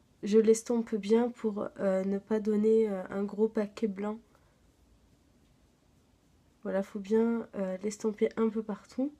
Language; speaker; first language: French; native; French